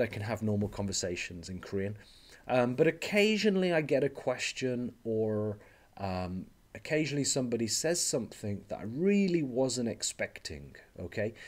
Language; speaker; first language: English; native; English